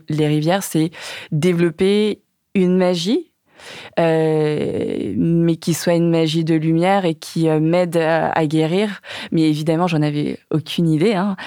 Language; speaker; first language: French; early bilingual, other home language; Vietnamese